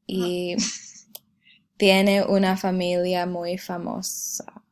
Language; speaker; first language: Spanish; non-native, learner; English